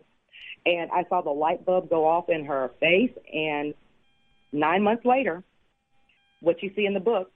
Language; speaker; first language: English; native; English